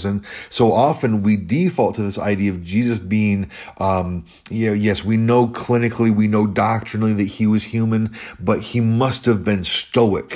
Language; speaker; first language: English; native; English